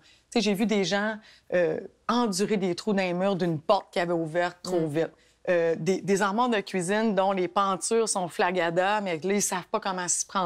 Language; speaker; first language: French; native; French